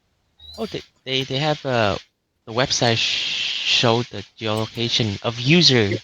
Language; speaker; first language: English; non-native, learner; Vietnamese